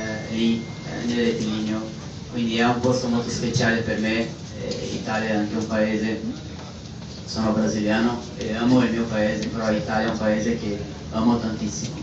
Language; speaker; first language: Italian; non-native, fluent; Portuguese